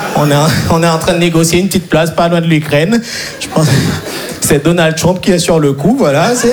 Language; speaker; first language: French; non-native, local second language; Haitian Creole